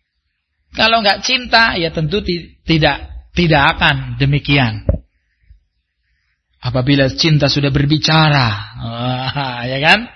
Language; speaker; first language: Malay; non-native, local second language; Javanese